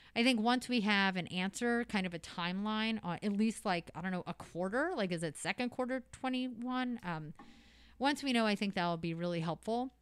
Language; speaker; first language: English; native; English